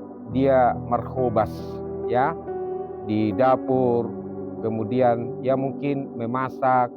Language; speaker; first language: Indonesian; native; Indonesian